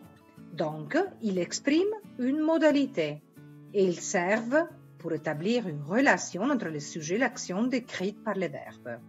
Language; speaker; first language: French; non-native, fluent; Italian